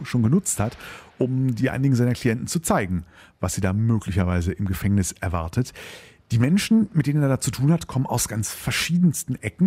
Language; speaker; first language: German; native; German